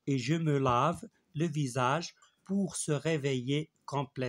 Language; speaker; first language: French; non-native, local second language; Arabic